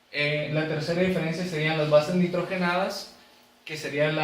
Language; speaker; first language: Spanish; native; Spanish